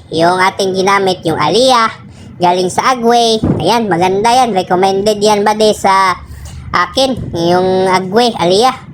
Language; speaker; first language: Filipino; non-native, local second language; Cebuano